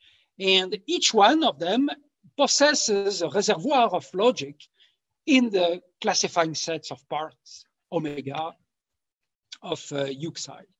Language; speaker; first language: English; non-native, fluent; French